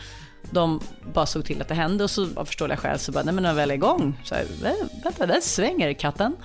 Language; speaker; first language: Swedish; native; Swedish